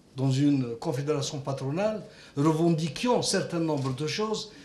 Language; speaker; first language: French; non-native, local second language; Arabic